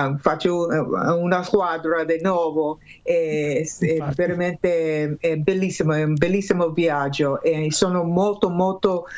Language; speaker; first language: Italian; non-native, learner; English